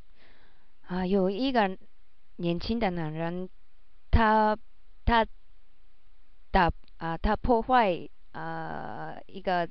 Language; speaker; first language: Chinese; non-native, learner; Japanese